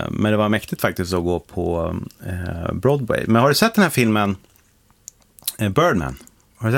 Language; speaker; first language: Swedish; native; Swedish